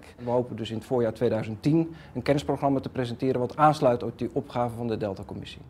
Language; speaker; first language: Dutch; native; Dutch